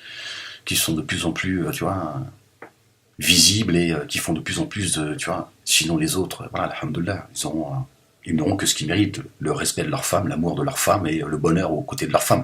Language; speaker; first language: French; native; French